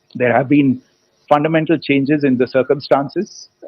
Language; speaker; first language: English; non-native, local second language; Hindi